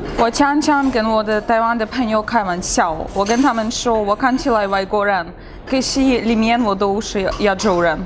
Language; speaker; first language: Chinese; non-native, fluent; Ukrainian